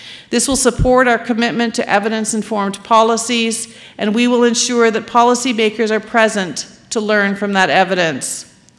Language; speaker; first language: English; native; English